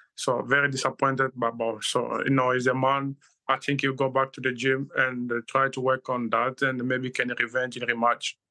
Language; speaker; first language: English; non-native, learner; Luba-Lulua